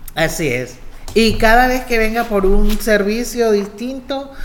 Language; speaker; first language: Spanish; native; Spanish